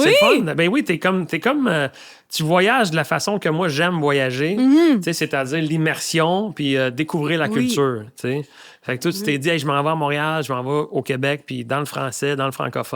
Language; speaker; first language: French; native; French